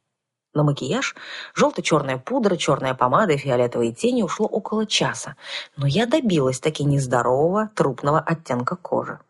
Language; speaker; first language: Russian; native; Russian